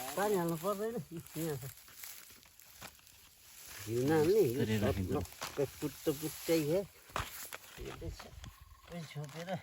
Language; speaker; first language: Nepali; native; Nepali